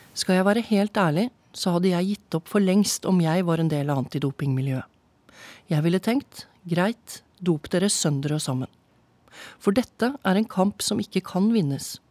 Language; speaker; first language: Norwegian; native; Norwegian